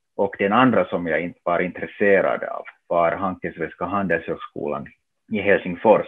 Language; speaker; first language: Swedish; non-native, local second language; Finnish